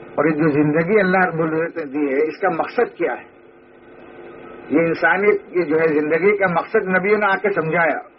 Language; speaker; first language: Urdu; native; Urdu